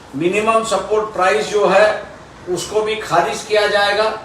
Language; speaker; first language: Hindi; non-native, local second language; Marathi